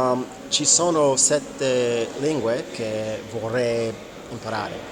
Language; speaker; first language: Italian; non-native, learner; English